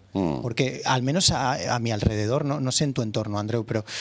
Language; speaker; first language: Spanish; native; Spanish